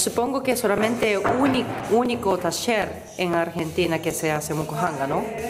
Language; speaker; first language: Spanish; non-native, learner; Japanese